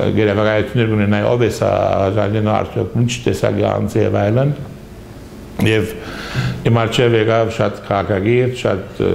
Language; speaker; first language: Armenian; early bilingual, heritage; Armenian